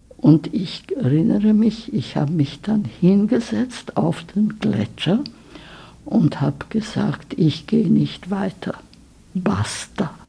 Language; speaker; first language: German; early bilingual, heritage; German